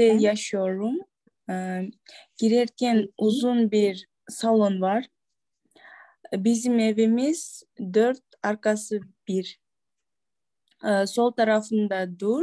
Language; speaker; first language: Turkish; non-native, learner; Kyrgyz